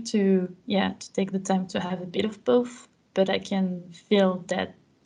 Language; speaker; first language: English; non-native, fluent; French